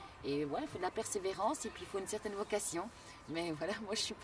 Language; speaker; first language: French; early bilingual, other home language; Kabyle